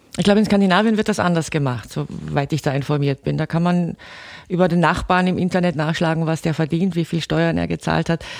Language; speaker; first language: German; native; German